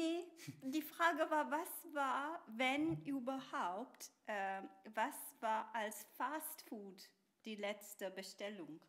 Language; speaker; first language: German; non-native, fluent; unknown